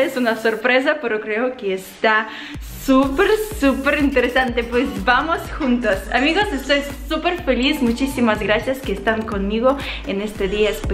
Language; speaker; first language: Spanish; non-native, fluent; Russian